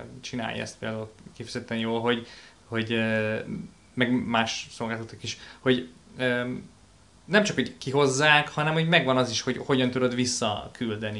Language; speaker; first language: Hungarian; native; Hungarian